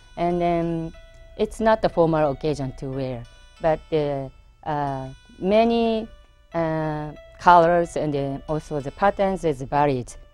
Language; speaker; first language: English; non-native, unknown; Japanese